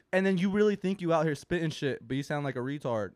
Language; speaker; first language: English; native; English